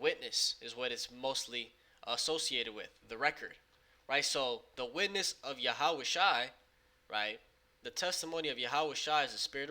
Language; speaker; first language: English; native; English